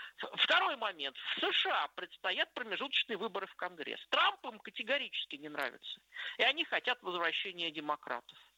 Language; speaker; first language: Russian; native; Russian